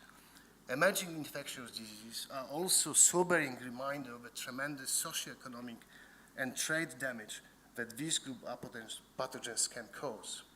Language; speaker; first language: English; non-native, fluent; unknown